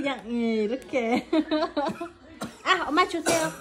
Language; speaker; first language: Korean; non-native, learner; Vietnamese